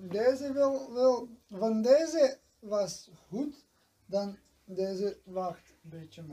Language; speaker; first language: Dutch; non-native, learner; Serbian